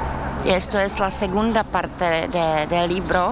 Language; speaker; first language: Spanish; non-native, fluent; Czech